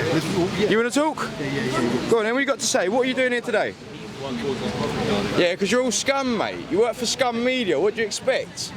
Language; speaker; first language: English; native; English